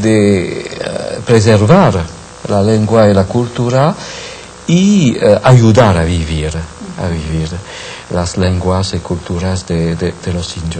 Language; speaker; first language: Spanish; non-native, fluent; French